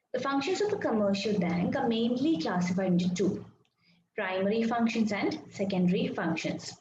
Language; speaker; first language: English; non-native, local second language; Malayalam